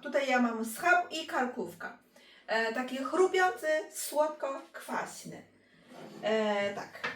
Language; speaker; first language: Polish; non-native, learner; Chinese